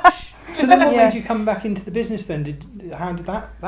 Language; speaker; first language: English; native; English